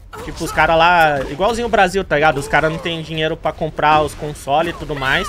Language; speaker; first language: Portuguese; native; Portuguese